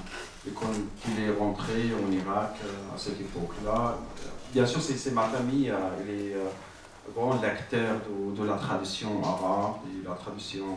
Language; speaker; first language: French; non-native, learner; Arabic